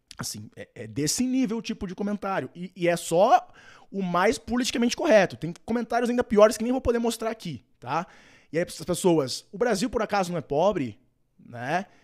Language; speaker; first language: Portuguese; native; Portuguese